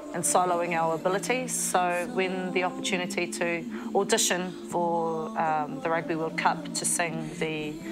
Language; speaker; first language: English; native; English